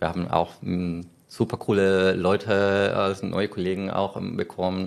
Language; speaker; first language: German; non-native, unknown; Spanish